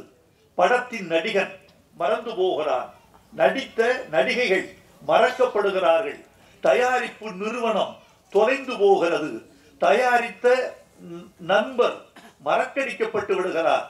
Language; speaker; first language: Tamil; native; Tamil